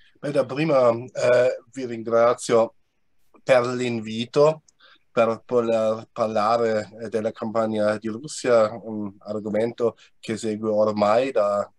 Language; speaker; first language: Italian; non-native, fluent; German